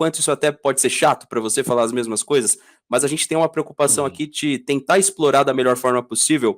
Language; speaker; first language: Portuguese; native; Portuguese